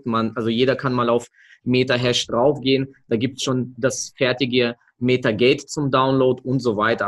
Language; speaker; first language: German; native; German